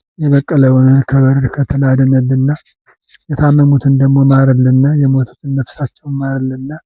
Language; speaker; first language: Amharic; native; Amharic